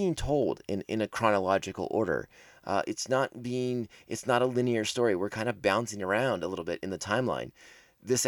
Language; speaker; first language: English; native; English